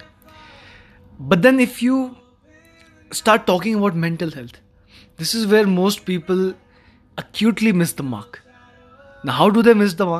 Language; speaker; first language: English; non-native, local second language; Hindi